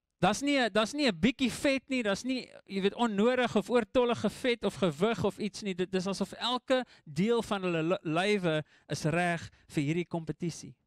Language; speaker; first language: Afrikaans; non-native, local second language; English